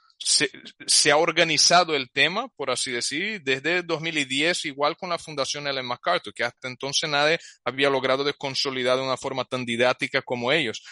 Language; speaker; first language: Spanish; non-native, fluent; Portuguese